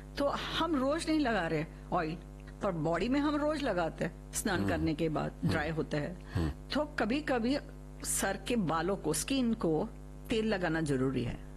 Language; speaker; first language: Hindi; non-native, local second language; Telugu